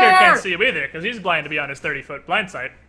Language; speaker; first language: English; native; English